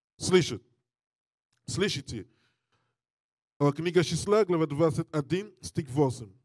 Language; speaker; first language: Russian; non-native, learner; English